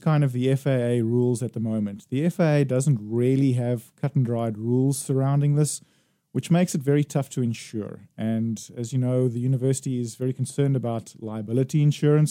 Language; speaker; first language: English; native; English